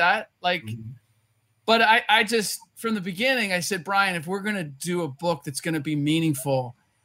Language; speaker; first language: English; native; English